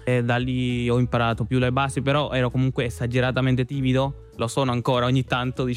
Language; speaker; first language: Italian; non-native, fluent; Spanish